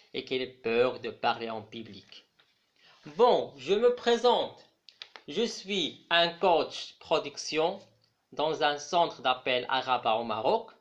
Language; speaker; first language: French; non-native, local second language; Arabic